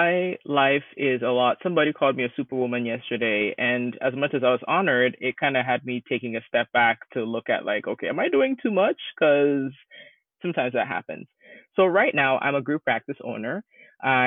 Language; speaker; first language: English; non-native, local second language; Akan